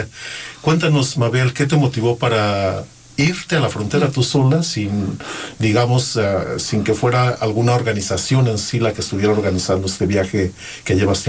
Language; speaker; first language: Spanish; native; Spanish